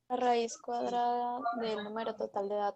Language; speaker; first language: Spanish; native; Spanish